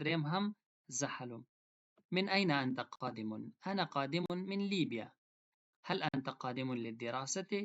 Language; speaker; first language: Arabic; non-native, fluent; Pashto